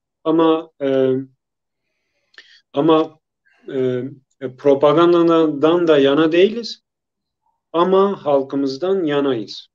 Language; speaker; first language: Turkish; non-native, local second language; Kurdish